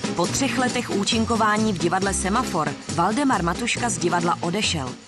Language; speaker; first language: Czech; native; Czech